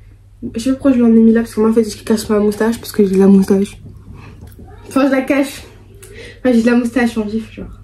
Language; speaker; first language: French; native; French